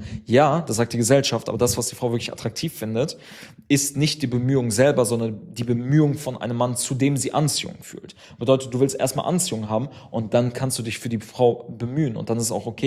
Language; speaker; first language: German; native; German